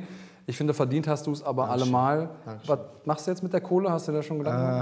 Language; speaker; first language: German; native; German